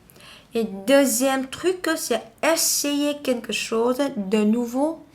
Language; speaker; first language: French; non-native, learner; Vietnamese